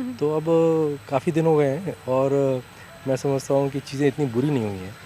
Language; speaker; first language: Hindi; native; Hindi